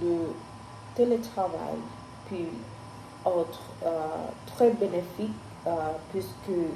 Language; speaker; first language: French; non-native, learner; Spanish